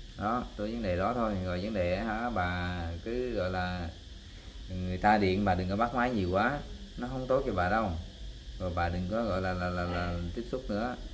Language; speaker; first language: Vietnamese; non-native, local second language; Khmer